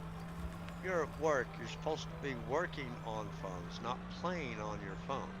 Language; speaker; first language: English; native; English